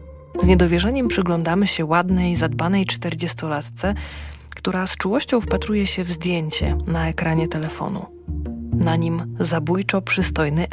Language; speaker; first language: Polish; native; Polish